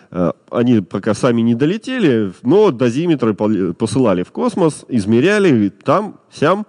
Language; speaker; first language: Russian; native; Russian